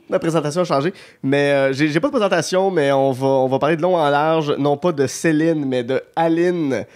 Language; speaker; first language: French; native; French